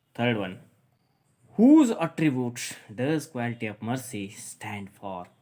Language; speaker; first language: English; non-native, local second language; Kannada